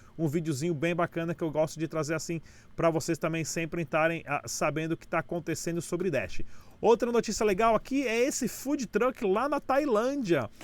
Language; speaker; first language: Portuguese; native; Portuguese